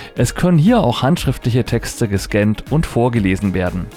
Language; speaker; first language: German; native; German